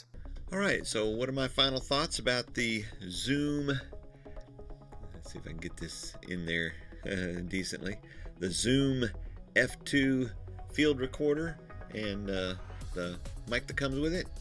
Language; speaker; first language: English; native; English